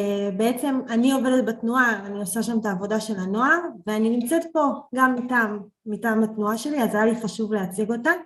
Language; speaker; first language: Hebrew; early bilingual, other home language; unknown